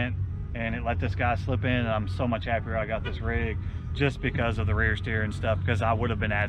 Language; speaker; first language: English; native; English